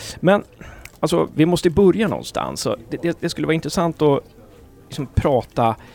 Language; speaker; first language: Swedish; native; Swedish